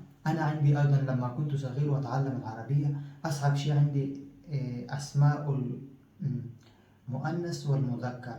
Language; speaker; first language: Arabic; non-native, fluent; Pashto